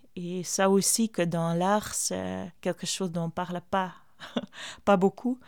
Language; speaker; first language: French; non-native, fluent; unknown